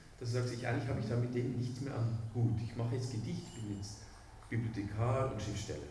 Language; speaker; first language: German; native; German